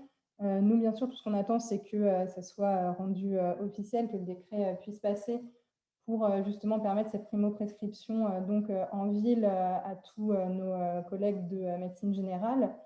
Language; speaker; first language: French; native; French